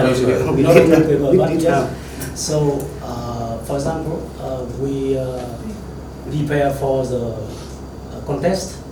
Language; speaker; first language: English; non-native, learner; Vietnamese